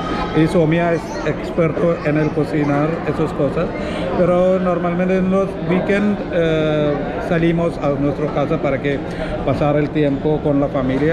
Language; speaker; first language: Spanish; non-native, learner; Malayalam